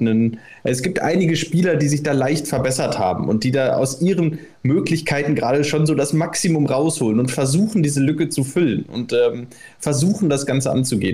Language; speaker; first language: German; native; German